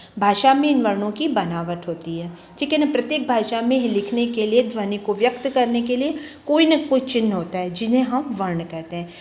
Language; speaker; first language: Hindi; native; Hindi